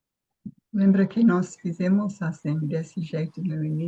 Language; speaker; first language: Portuguese; non-native, fluent; English